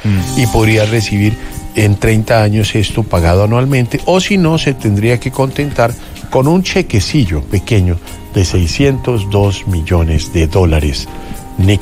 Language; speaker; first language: Spanish; native; Spanish